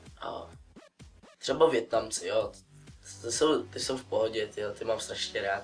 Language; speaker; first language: Czech; early bilingual, other home language; Russian